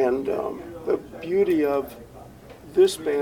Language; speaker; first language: English; native; English